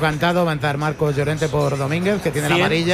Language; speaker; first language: Spanish; native; Spanish